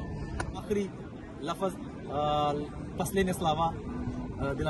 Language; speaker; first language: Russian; non-native, fluent; Urdu